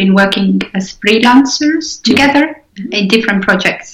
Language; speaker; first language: English; non-native, fluent; Estonian